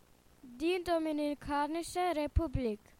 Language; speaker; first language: German; early bilingual, other home language; Spanish